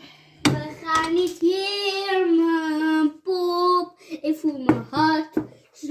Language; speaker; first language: Dutch; early bilingual, other home language; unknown